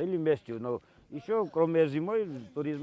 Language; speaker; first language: Russian; non-native, fluent; Georgian